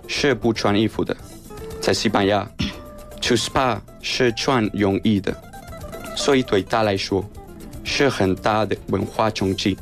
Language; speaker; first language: Chinese; non-native, learner; Spanish